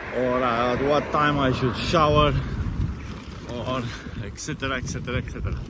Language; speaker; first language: English; non-native, fluent; Romanian